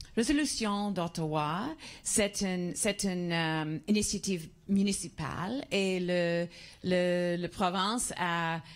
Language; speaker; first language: French; non-native, learner; English